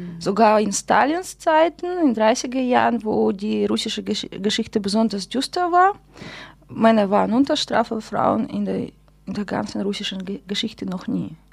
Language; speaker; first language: German; non-native, fluent; Russian